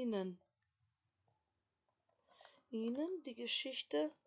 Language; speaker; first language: German; non-native, fluent; Macedonian